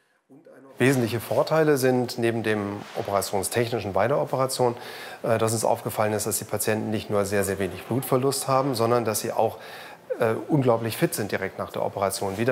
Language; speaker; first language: German; native; German